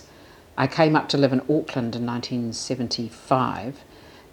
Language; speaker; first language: English; native; English